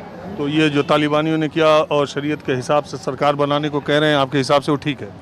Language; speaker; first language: Hindi; native; Hindi